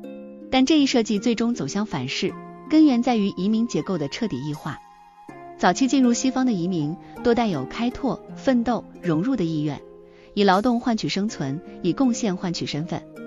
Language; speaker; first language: Chinese; native; Chinese